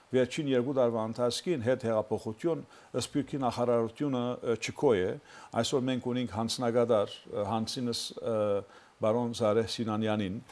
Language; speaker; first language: Armenian; early bilingual, heritage; Armenian